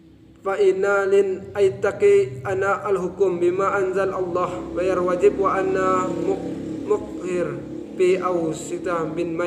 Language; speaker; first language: Arabic; non-native, learner; Indonesian